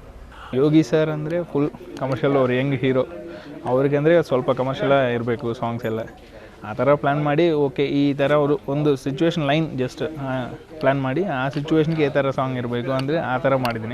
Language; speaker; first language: Kannada; non-native, learner; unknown